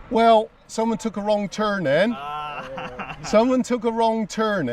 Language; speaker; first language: English; native; English